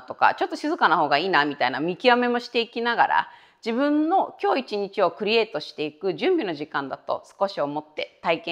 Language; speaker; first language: Japanese; native; Japanese